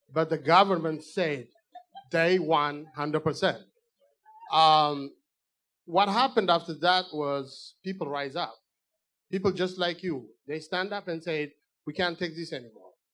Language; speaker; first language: English; non-native, fluent; Amharic